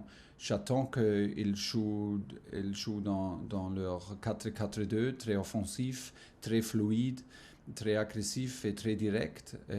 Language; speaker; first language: French; non-native, learner; German